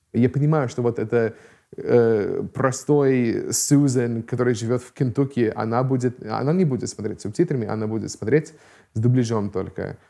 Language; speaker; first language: Russian; non-native, fluent; English